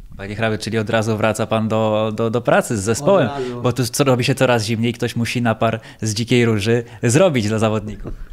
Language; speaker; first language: Polish; native; Polish